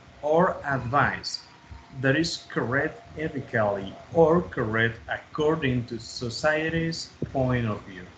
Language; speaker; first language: English; non-native, fluent; Spanish